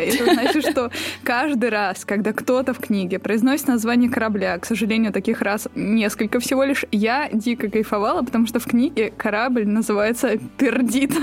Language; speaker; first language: Russian; native; Russian